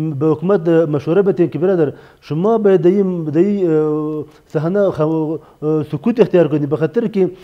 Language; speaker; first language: Persian; non-native, local second language; Pashto